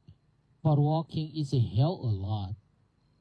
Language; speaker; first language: English; non-native, learner; Thai